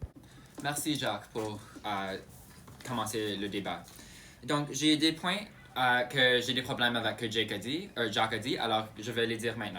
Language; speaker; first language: French; non-native, local second language; English